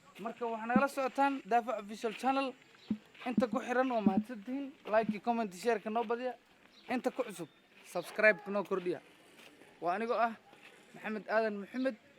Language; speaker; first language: Somali; native; Somali